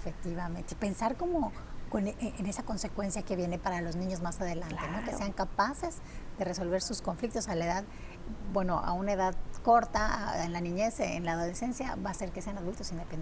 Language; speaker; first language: Spanish; native; Spanish